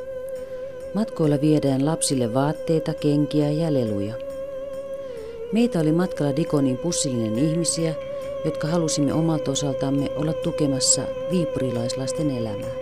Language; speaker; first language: Finnish; native; Finnish